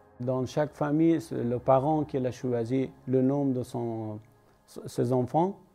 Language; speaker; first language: French; non-native, learner; Persian